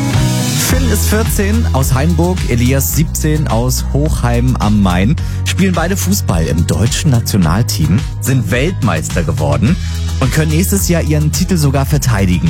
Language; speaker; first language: German; native; German